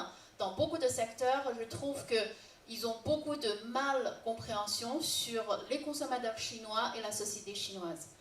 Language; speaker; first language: French; non-native, fluent; Chinese